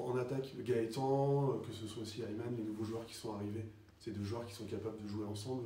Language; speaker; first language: French; native; French